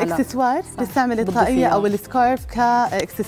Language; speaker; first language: Arabic; native; Arabic